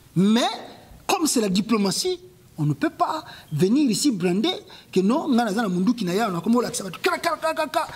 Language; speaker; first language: French; non-native, local second language; Lingala